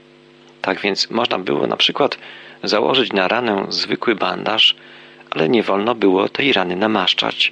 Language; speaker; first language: Polish; native; Polish